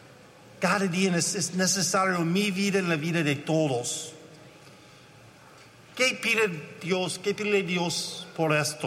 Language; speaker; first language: Spanish; non-native, learner; English